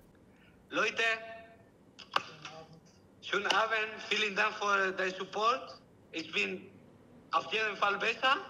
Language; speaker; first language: German; non-native, learner; Spanish